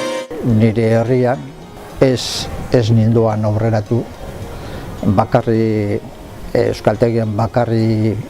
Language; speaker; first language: Basque; non-native, local second language; Spanish